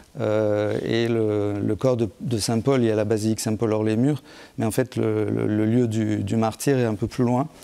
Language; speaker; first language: French; native; French